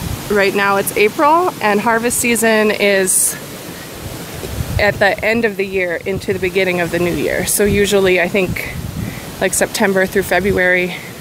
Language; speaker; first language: English; native; English